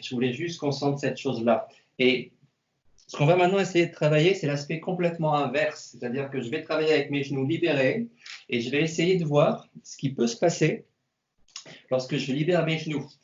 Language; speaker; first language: French; native; French